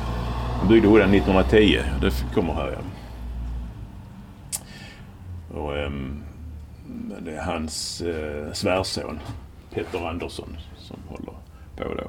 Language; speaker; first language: Swedish; native; Swedish